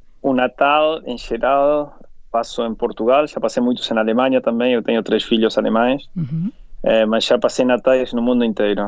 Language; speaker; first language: Portuguese; non-native, fluent; Spanish